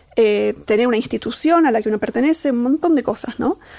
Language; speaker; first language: Spanish; native; Spanish